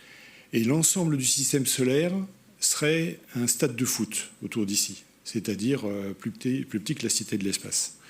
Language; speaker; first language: French; native; French